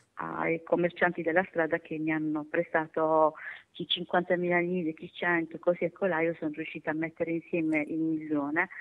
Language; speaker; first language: Italian; native; Italian